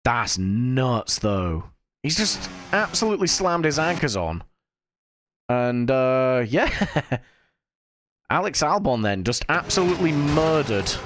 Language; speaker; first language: English; native; English